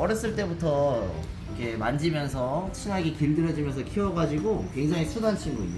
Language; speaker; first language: Korean; native; Korean